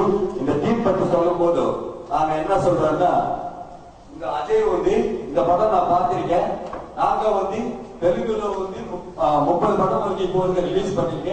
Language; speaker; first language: Tamil; non-native, local second language; Telugu